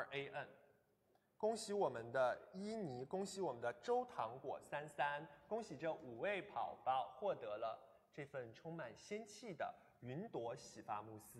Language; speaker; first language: Chinese; native; Chinese